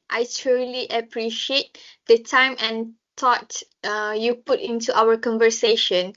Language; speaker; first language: English; non-native, local second language; Malay